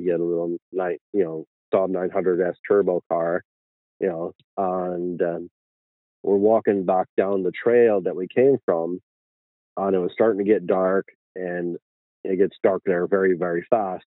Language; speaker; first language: English; native; English